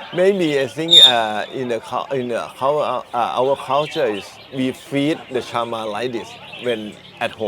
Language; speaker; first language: English; non-native, learner; Thai